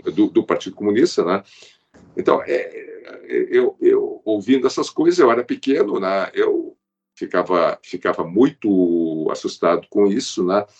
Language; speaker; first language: Portuguese; early bilingual, other home language; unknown